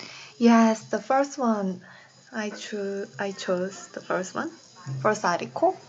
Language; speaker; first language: English; non-native, learner; Korean